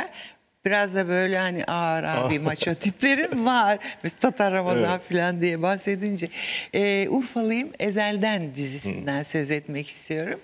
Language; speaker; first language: Turkish; native; Turkish